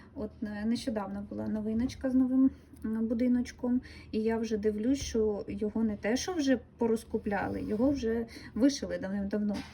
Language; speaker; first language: Ukrainian; non-native, local second language; Russian